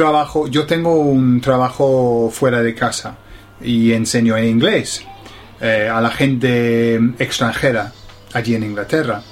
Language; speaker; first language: Spanish; non-native, fluent; English